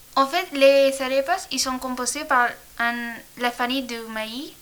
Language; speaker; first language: French; non-native, learner; Spanish